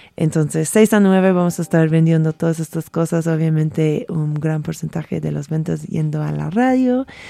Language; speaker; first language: Spanish; early bilingual, heritage; Spanish